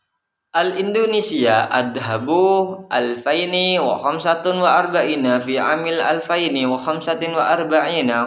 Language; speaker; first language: Arabic; non-native, learner; Indonesian